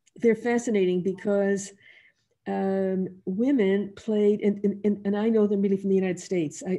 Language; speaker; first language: English; native; English